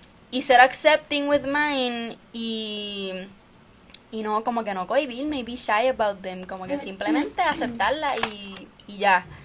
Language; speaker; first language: Spanish; early bilingual, heritage; Spanish